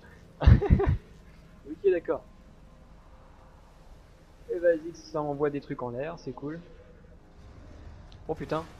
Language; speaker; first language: French; native; French